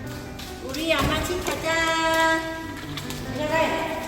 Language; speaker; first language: Korean; non-native, learner; Vietnamese